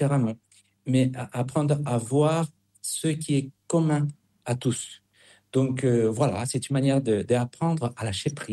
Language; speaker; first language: French; non-native, fluent; Spanish